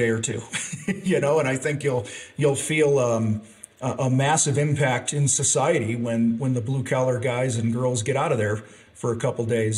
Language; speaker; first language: English; native; English